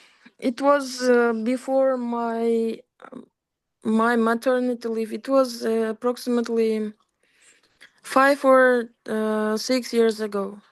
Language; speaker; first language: English; non-native, fluent; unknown